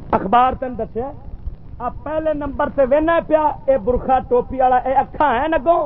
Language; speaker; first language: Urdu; native; Urdu